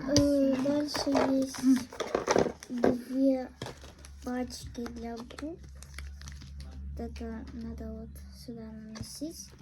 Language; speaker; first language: Russian; non-native, local second language; Armenian